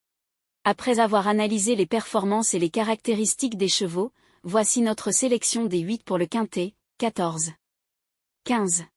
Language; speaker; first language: French; native; French